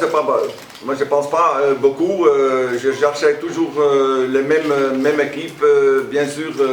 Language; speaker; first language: French; non-native, learner; Dutch